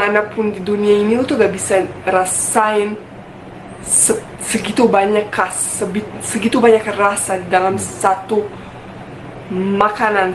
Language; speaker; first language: Indonesian; non-native, fluent; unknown